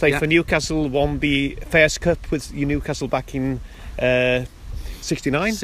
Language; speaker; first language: English; native; English